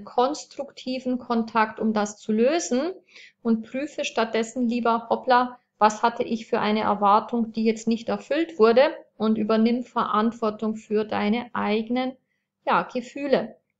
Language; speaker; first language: German; native; German